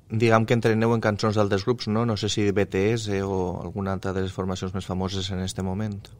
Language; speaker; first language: Catalan; native; Catalan